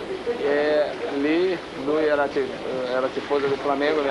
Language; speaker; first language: Italian; non-native, fluent; Portuguese